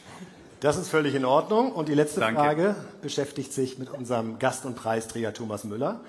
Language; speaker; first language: German; native; German